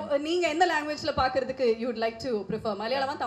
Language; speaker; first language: Tamil; native; Tamil